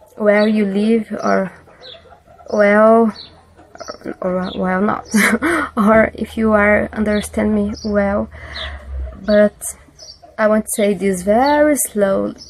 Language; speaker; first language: English; non-native, learner; Portuguese